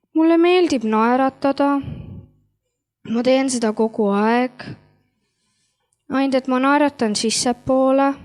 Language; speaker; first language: Estonian; native; Estonian